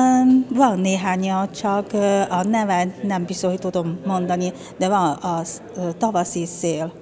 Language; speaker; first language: Hungarian; non-native, learner; Chinese